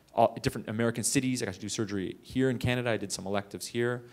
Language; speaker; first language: English; native; English